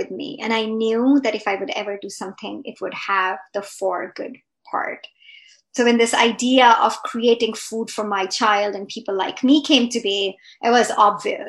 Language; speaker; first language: English; non-native, local second language; Hindi